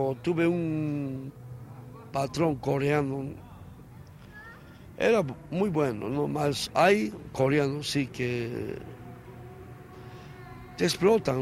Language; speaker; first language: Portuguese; non-native, learner; Spanish